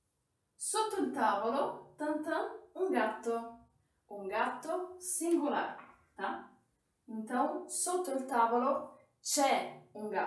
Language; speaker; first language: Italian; non-native, fluent; Portuguese